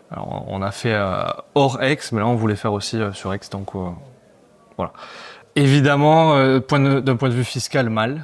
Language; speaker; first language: French; native; French